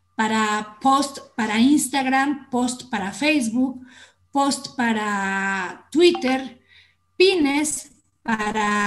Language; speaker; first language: Spanish; native; Spanish